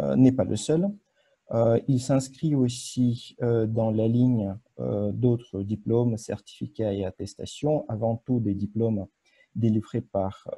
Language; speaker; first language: French; non-native, fluent; Russian